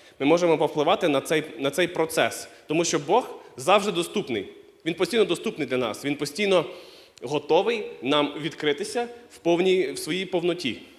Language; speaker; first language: Ukrainian; non-native, local second language; Russian